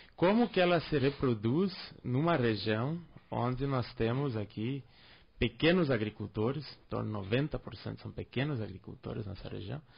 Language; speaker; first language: Portuguese; non-native, local second language; German